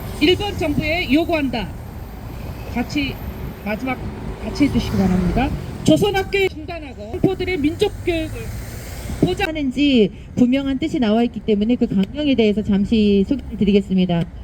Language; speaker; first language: Korean; native; Korean